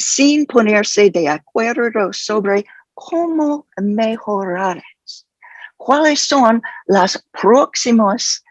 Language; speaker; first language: Spanish; non-native, fluent; English